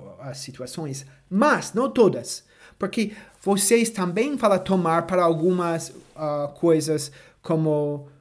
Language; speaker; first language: Portuguese; non-native, fluent; English